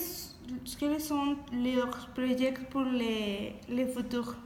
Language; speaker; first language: French; non-native, learner; Spanish